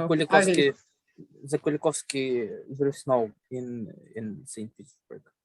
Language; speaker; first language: English; non-native, learner; Russian